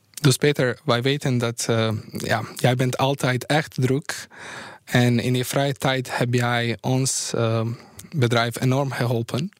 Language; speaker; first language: Dutch; non-native, fluent; Bosnian